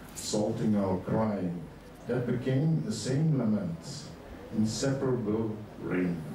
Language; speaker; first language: English; non-native, fluent; Dutch